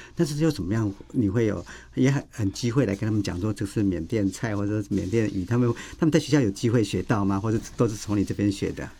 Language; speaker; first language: Chinese; native; Chinese